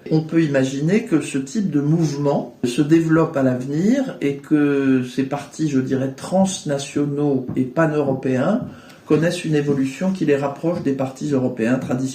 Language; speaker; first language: French; native; French